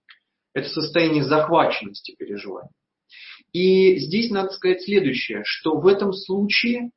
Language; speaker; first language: Russian; native; Russian